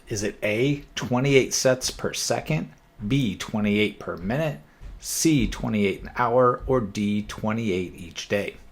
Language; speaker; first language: English; native; English